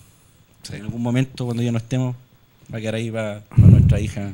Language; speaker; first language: Spanish; native; Spanish